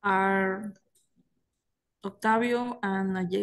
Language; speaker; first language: English; non-native, learner; Spanish